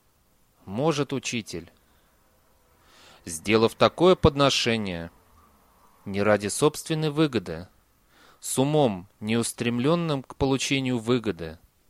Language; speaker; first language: Russian; native; Russian